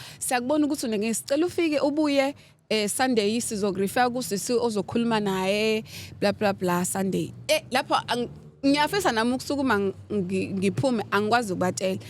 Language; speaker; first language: Zulu; native; Zulu